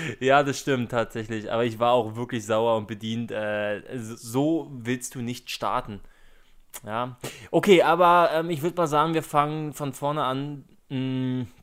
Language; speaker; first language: German; native; German